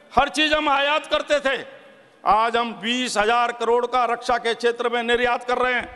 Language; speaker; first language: Hindi; native; Hindi